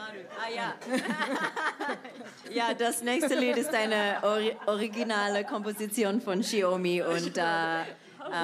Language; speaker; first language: German; non-native, fluent; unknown